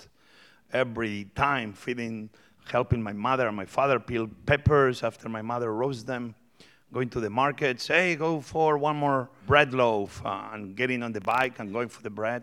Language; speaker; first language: English; non-native, fluent; Spanish